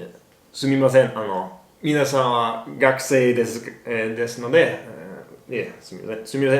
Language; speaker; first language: Japanese; non-native, learner; English